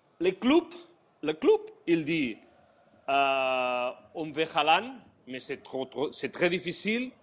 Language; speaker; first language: French; non-native, learner; Catalan